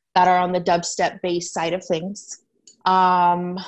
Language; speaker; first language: English; native; English